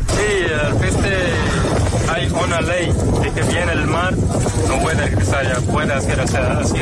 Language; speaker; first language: Spanish; non-native, learner; Arabic